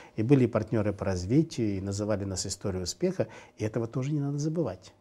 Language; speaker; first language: Russian; native; Russian